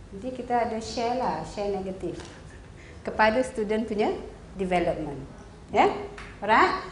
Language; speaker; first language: Malay; native; Malay